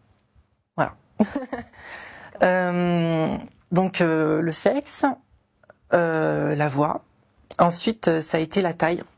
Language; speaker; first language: French; native; French